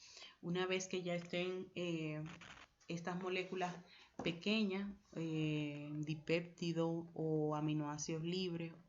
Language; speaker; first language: Spanish; native; Spanish